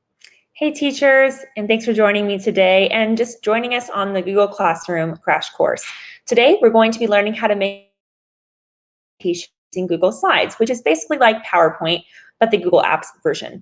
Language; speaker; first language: English; native; English